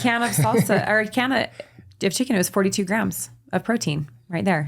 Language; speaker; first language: English; native; English